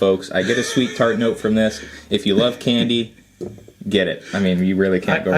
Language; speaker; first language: English; native; English